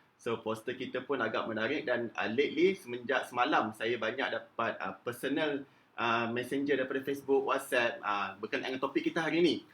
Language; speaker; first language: Malay; native; Malay